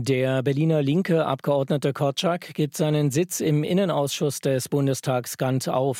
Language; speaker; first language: German; native; German